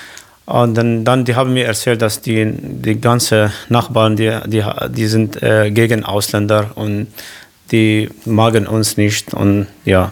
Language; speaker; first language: German; non-native, local second language; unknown